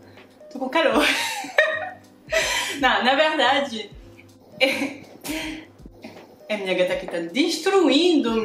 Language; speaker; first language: Portuguese; non-native, fluent; French